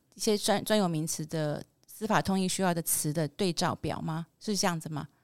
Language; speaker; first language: Chinese; native; Chinese